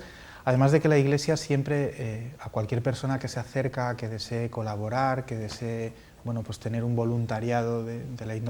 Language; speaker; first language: Spanish; native; Spanish